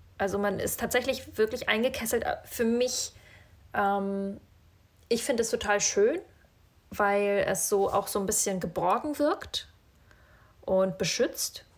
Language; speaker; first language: German; early bilingual, other home language; Russian